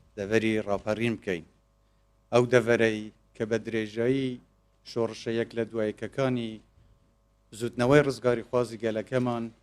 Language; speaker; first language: Central Kurdish; non-native, local second language; Kurdish